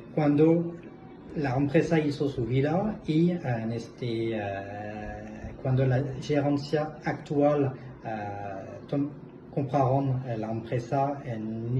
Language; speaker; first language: Spanish; non-native, fluent; French